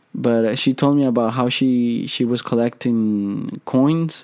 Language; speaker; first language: English; non-native, fluent; Spanish